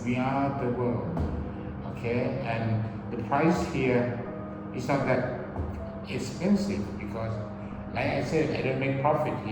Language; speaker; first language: English; early bilingual, other home language; Thai